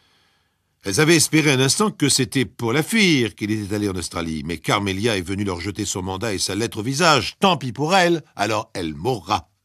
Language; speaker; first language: French; native; French